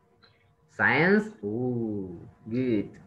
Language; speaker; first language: English; non-native, fluent; Vietnamese